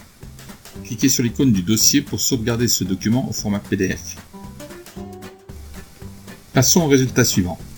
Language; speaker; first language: French; native; French